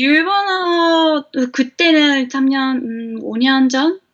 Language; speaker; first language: Korean; non-native, fluent; English